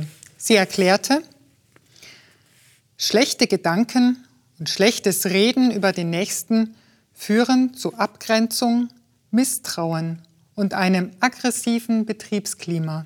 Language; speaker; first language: German; native; German